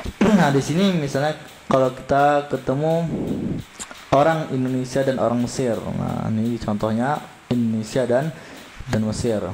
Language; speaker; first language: Indonesian; native; Indonesian